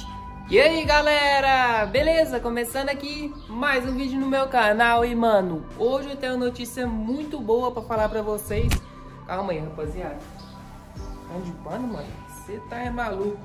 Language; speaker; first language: Portuguese; native; Portuguese